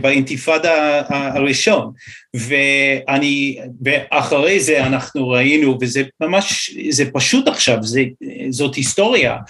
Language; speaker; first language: Hebrew; non-native, fluent; English